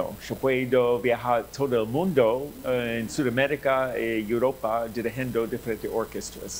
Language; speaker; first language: Spanish; non-native, learner; English